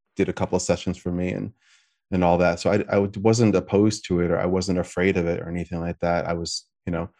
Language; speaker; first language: English; native; English